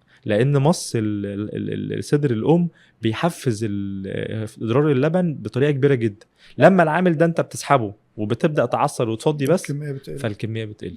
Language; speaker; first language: Arabic; native; Arabic